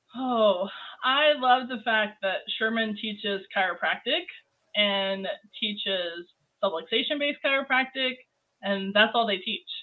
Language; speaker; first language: English; native; English